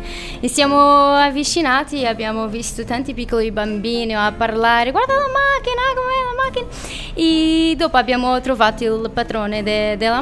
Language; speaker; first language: Italian; non-native, learner; Portuguese